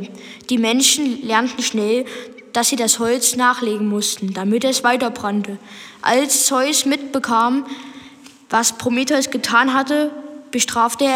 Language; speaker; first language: German; native; German